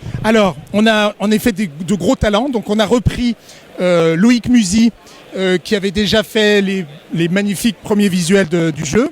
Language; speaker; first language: French; native; French